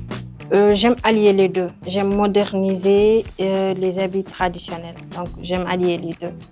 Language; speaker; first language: French; non-native, local second language; Wolof